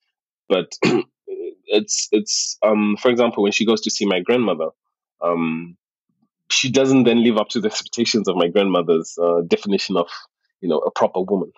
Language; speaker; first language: English; non-native, local second language; Shona